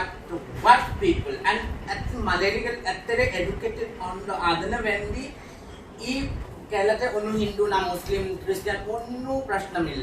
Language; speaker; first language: Malayalam; non-native, learner; Assamese